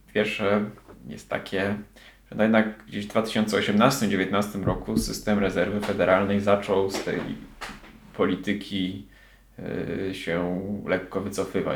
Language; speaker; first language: Polish; native; Polish